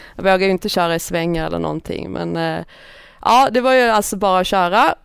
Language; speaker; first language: Swedish; native; Swedish